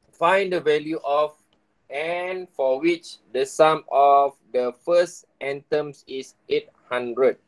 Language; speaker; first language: English; non-native, local second language; Malay